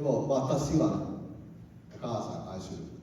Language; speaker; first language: Japanese; non-native, learner; Cantonese